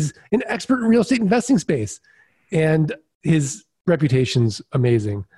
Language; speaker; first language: English; native; English